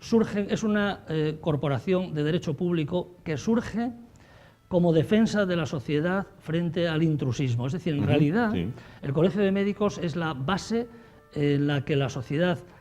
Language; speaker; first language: Spanish; native; Spanish